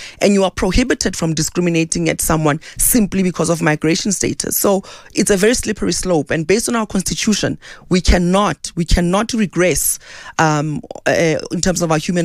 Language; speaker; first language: English; non-native, local second language; Southern Sotho